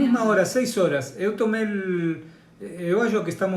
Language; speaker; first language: Portuguese; non-native, learner; Spanish